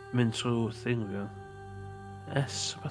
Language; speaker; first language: Welsh; native; Welsh